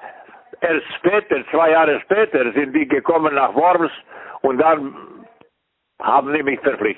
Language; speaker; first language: German; non-native, fluent; Serbian